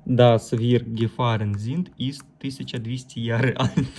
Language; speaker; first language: German; non-native, learner; Ukrainian